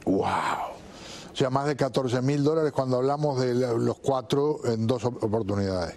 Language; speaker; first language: Spanish; native; Spanish